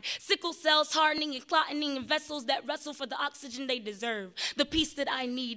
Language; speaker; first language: English; native; English